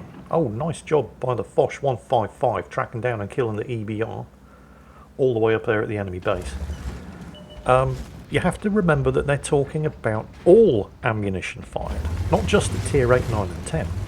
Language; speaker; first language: English; native; English